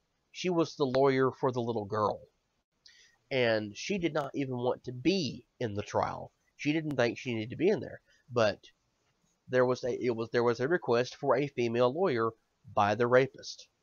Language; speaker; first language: English; native; English